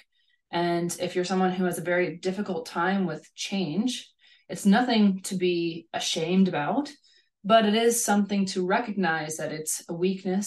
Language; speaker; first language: English; native; English